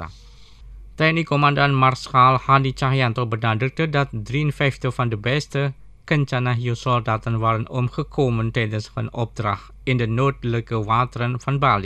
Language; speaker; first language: Dutch; non-native, fluent; Indonesian